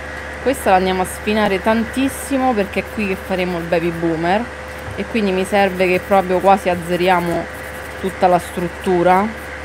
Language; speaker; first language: Italian; native; Italian